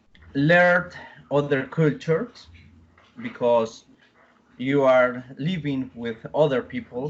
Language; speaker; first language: English; non-native, learner; Spanish